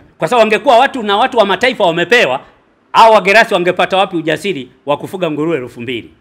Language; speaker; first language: Swahili; native; Swahili